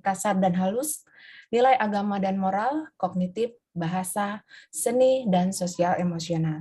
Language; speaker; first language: Indonesian; native; Indonesian